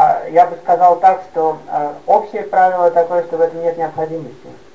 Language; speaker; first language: Russian; native; Russian